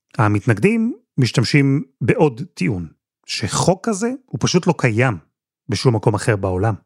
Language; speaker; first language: Hebrew; native; Hebrew